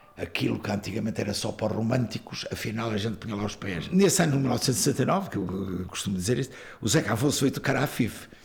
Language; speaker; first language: Portuguese; native; Portuguese